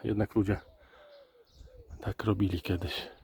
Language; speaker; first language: Polish; native; Polish